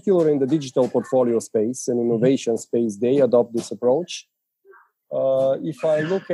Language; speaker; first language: English; non-native, fluent; Bulgarian